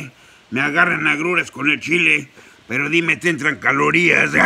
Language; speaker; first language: Spanish; native; Spanish